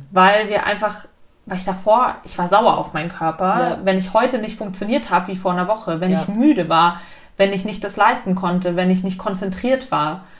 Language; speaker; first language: German; native; German